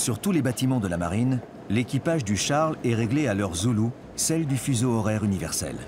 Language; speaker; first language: French; native; French